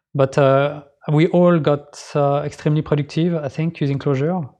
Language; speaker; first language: English; non-native, fluent; French